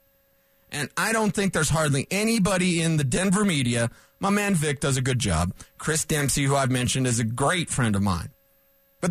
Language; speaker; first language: English; native; English